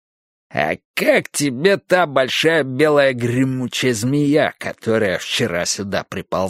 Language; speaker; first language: Russian; native; Russian